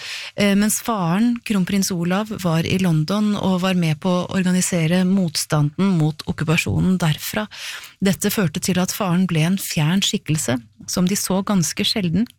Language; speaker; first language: Norwegian; native; Norwegian